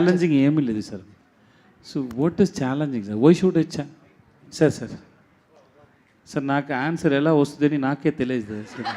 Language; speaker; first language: Telugu; non-native, learner; Tamil